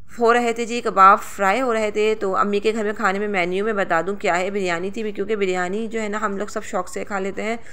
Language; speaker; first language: Hindi; native; Hindi